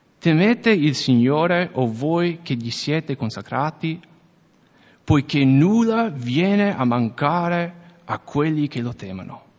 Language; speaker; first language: Italian; non-native, fluent; English